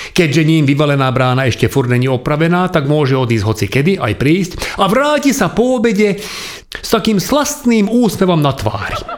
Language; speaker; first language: Slovak; non-native, local second language; Hungarian